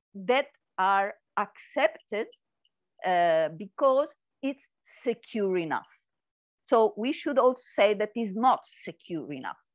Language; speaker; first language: English; non-native, learner; Italian